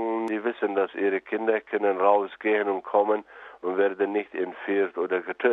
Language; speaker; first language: German; non-native, fluent; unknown